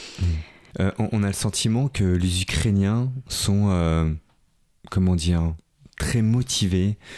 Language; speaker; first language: French; native; French